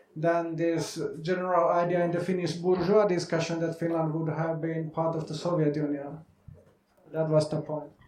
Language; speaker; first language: English; non-native, fluent; Finnish